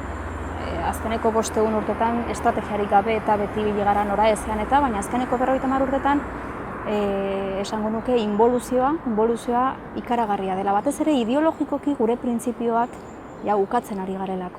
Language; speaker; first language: Basque; native; Basque